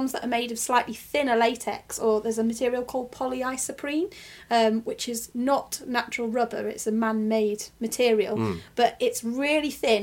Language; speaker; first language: English; native; English